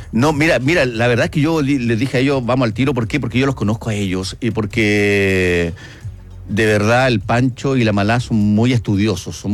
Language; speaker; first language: Spanish; native; Spanish